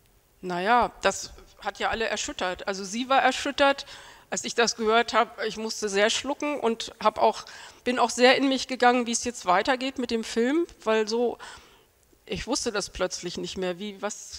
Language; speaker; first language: German; native; German